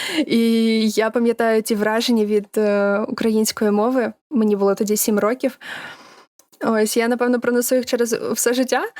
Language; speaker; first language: Ukrainian; non-native, local second language; Russian